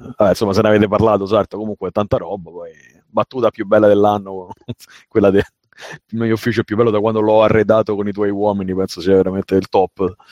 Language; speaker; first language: Italian; native; Italian